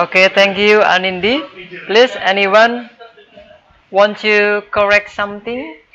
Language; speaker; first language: English; non-native, fluent; Indonesian